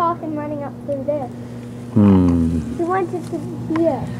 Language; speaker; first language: English; native; English